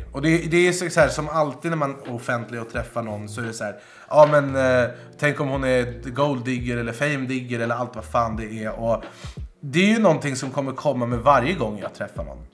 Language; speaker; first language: Swedish; native; Swedish